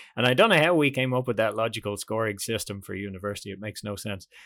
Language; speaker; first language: English; native; English